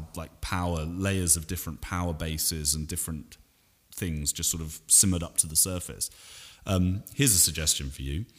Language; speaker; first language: English; native; English